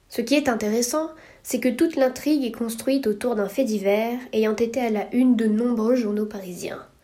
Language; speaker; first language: French; native; French